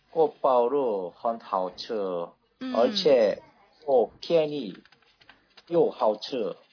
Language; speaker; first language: Chinese; non-native, learner; Korean